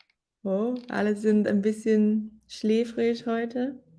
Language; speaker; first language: German; non-native, fluent; English